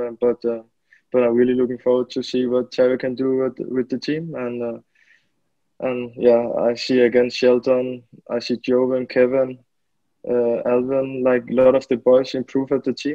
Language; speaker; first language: English; non-native, fluent; Danish